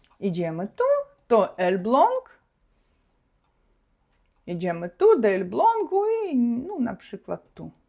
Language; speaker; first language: Polish; non-native, learner; Russian